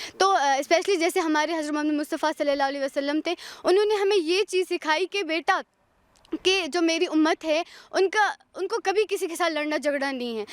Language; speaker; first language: Hindi; non-native, local second language; Pahari-Potwari